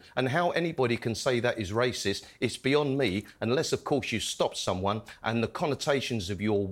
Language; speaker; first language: English; native; English